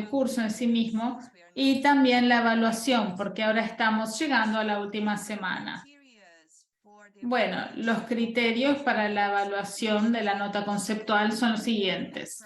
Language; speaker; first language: Spanish; non-native, fluent; Portuguese